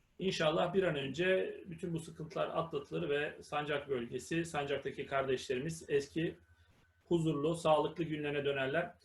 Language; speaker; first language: Turkish; native; Turkish